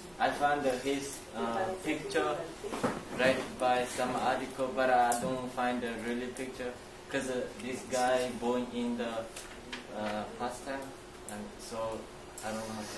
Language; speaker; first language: English; non-native, learner; Chinese